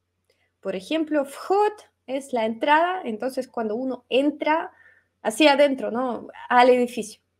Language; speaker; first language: Spanish; non-native, fluent; Russian